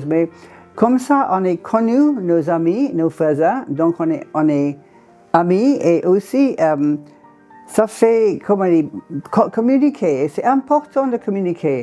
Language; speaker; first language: French; non-native, fluent; English